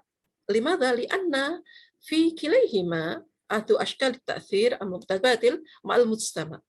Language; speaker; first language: Arabic; non-native, fluent; Indonesian